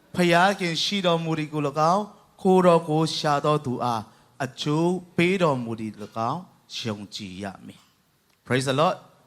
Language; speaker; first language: Burmese; non-native, local second language; Tedim Chin